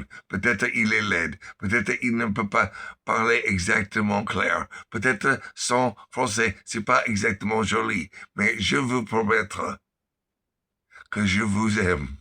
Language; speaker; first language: French; non-native, learner; English